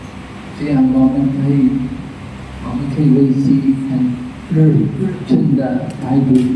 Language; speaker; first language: Chinese; non-native, fluent; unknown